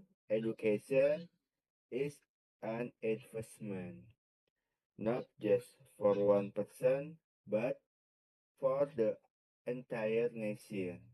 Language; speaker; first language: English; non-native, learner; Indonesian